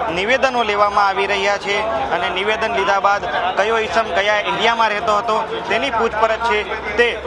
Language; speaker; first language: Gujarati; native; Gujarati